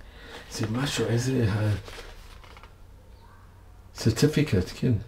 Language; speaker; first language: Hebrew; non-native, learner; English